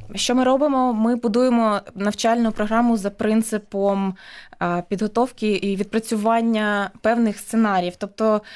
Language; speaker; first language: Ukrainian; native; Ukrainian